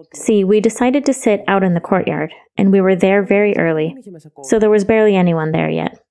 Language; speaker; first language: English; non-native, fluent; Greek